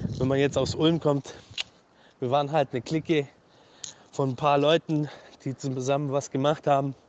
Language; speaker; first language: German; native; German